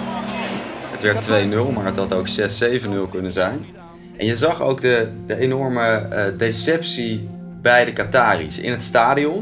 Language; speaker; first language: Dutch; native; Dutch